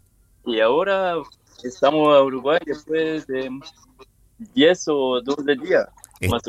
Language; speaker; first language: Spanish; non-native, learner; French